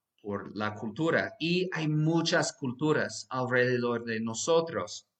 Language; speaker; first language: Spanish; non-native, fluent; English